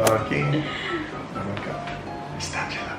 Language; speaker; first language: Spanish; non-native, fluent; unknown